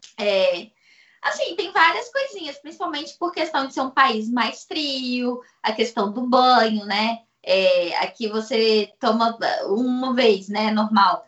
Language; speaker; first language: Portuguese; native; Portuguese